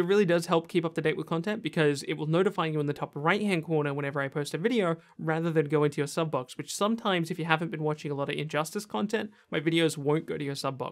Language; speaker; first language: English; native; English